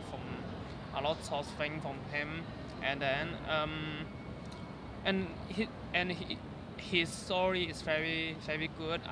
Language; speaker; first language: English; non-native, learner; Cantonese